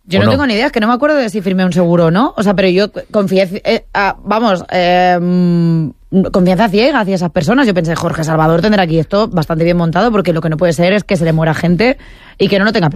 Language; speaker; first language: Spanish; native; Spanish